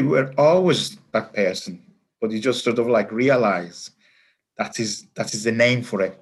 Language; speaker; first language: English; non-native, fluent; Persian